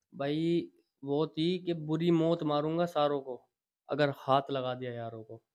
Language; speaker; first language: Hindi; native; Hindi